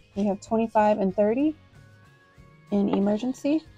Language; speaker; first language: English; native; English